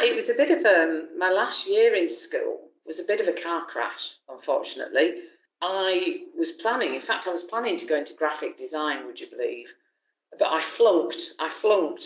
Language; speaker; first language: English; native; English